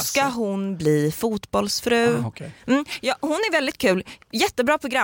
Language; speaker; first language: Swedish; native; Swedish